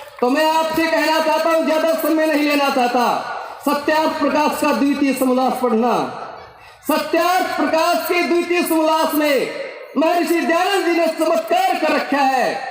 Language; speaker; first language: Hindi; native; Hindi